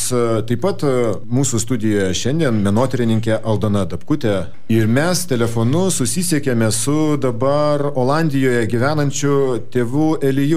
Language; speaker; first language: Lithuanian; native; Lithuanian